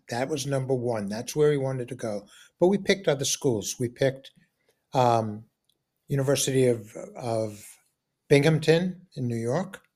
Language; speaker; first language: English; native; English